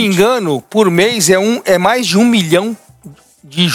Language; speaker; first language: Portuguese; native; Portuguese